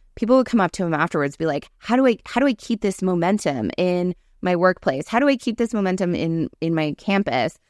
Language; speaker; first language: English; native; English